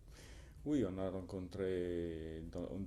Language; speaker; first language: French; non-native, fluent; Italian